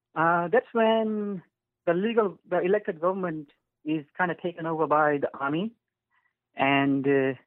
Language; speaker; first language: English; non-native, fluent; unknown